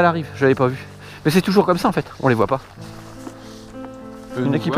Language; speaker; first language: French; native; French